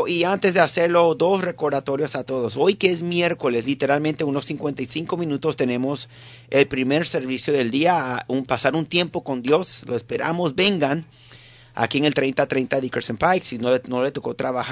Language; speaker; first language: Spanish; native; Spanish